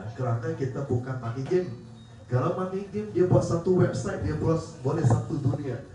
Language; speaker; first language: Malay; non-native, local second language; Chinese